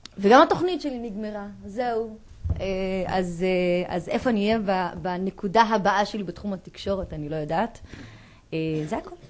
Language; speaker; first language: Hebrew; non-native, local second language; Arabic